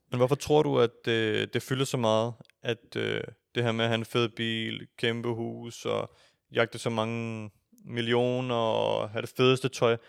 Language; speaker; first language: Danish; early bilingual, other home language; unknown